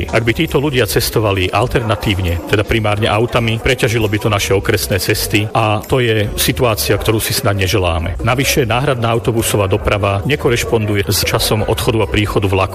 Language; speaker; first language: Slovak; native; Slovak